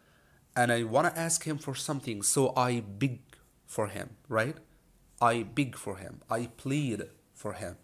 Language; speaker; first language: English; non-native, fluent; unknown